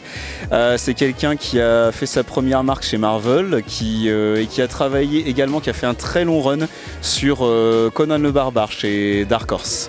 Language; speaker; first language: French; native; French